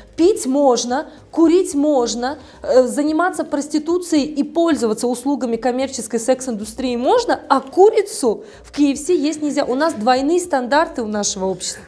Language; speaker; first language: Russian; non-native, local second language; Tajik